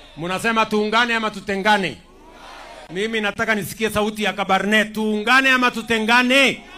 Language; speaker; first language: Swahili; non-native, local second language; Kalenjin